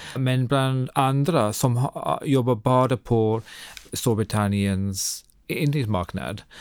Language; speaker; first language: Swedish; non-native, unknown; English